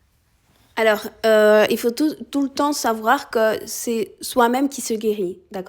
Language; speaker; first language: French; early bilingual, other home language; Spanish